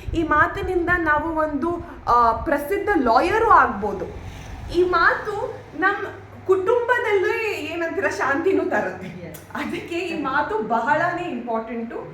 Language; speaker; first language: Kannada; non-native, learner; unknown